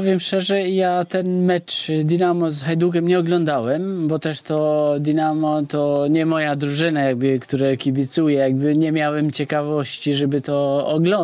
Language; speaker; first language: Polish; non-native, fluent; Albanian